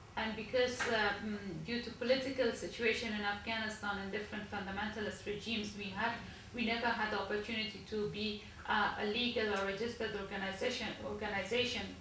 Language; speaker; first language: English; non-native, learner; Persian